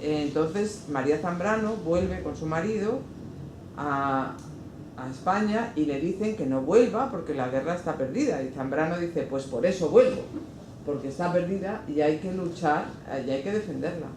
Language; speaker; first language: Spanish; native; Spanish